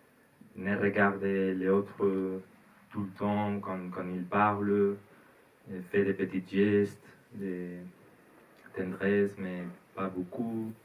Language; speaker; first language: French; non-native, learner; Spanish